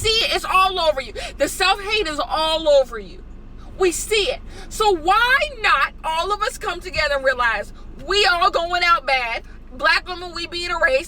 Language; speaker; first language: English; native; English